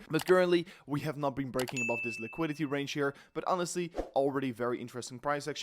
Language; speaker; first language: English; non-native, fluent; Dutch